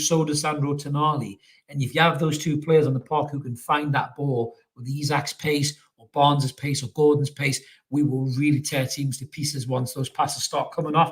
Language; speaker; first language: English; native; English